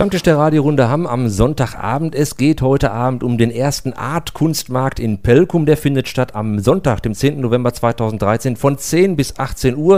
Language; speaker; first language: German; native; German